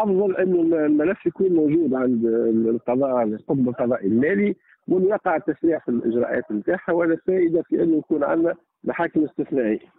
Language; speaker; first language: Arabic; native; Arabic